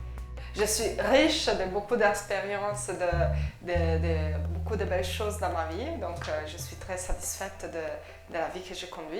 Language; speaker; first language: French; non-native, fluent; Italian